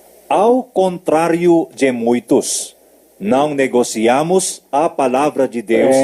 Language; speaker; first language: Portuguese; native; Portuguese